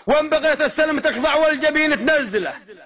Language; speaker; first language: Arabic; native; Arabic